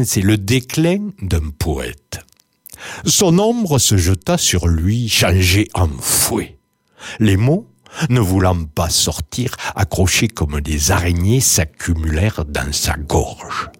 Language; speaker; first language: French; native; French